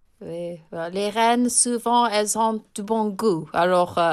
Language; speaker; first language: French; non-native, fluent; English